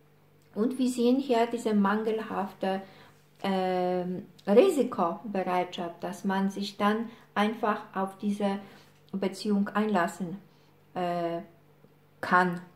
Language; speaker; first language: German; non-native, fluent; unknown